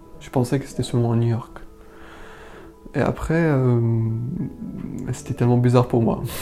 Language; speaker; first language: French; non-native, learner; Arabic